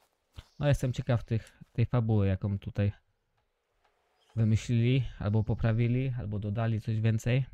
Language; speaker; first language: Polish; native; Polish